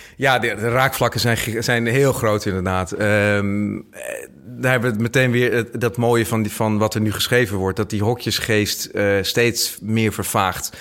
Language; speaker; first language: Dutch; native; Dutch